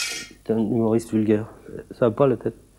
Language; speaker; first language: French; native; French